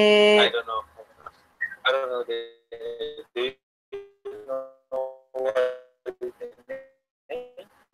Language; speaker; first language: English; non-native, learner; Spanish